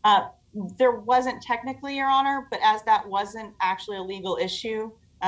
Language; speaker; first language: English; native; English